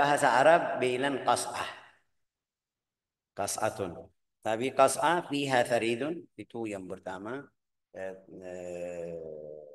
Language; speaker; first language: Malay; non-native, fluent; Arabic